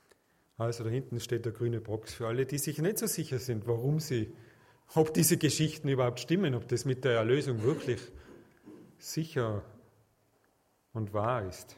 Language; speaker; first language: German; native; German